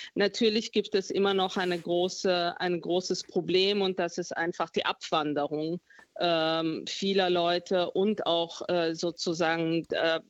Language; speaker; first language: German; early bilingual, other home language; Romanian